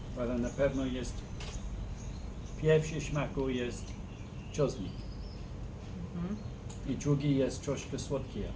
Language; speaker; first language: Polish; non-native, learner; English